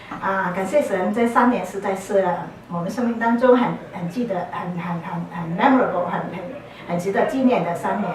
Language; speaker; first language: Chinese; non-native, local second language; Cantonese